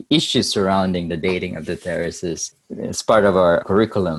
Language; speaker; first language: English; non-native, local second language; Bikol